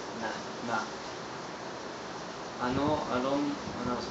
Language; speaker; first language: Filipino; non-native, learner; Dutch